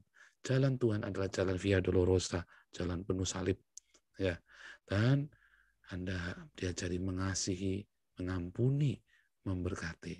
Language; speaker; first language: Indonesian; native; Indonesian